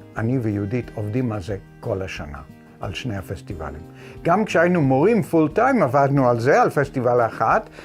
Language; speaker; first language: Hebrew; non-native, fluent; English